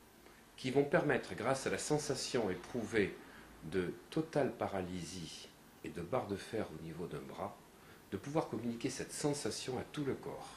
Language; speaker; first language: French; native; French